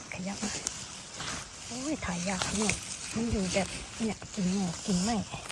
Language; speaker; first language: Thai; native; Thai